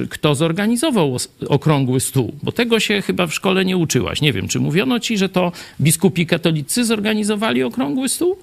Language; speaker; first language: Polish; native; Polish